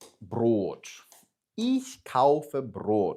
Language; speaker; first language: German; non-native, fluent; Ukrainian